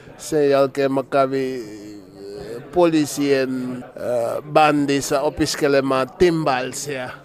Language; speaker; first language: Finnish; non-native, fluent; Mandingo